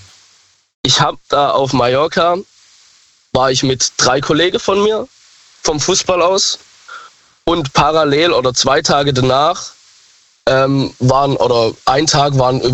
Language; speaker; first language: German; native; German